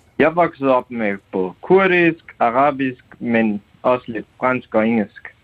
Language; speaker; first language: Danish; non-native, fluent; Kurdish